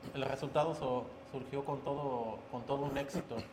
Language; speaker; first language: Spanish; native; Spanish